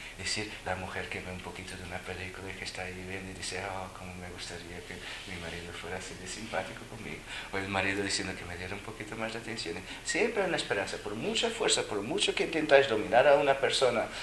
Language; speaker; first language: Spanish; non-native, fluent; Portuguese